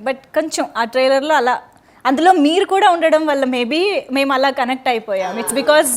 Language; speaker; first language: Telugu; native; Telugu